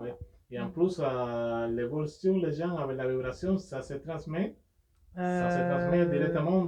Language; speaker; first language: French; non-native, fluent; Spanish